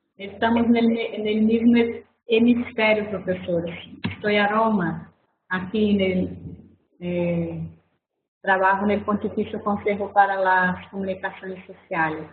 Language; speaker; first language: Spanish; non-native, fluent; Portuguese